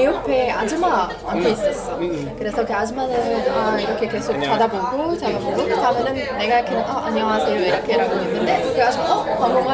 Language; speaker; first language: Korean; non-native, learner; Arabic